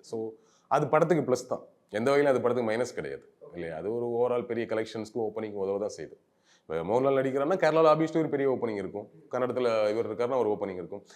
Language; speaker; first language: Tamil; native; Tamil